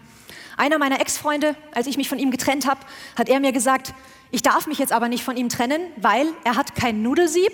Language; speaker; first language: German; native; German